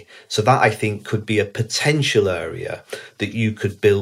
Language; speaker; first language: English; native; English